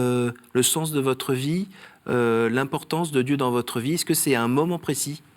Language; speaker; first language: French; native; French